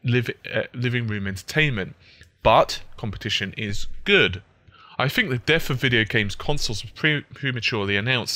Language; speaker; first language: English; native; English